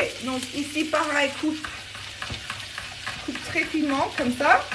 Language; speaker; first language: French; non-native, fluent; English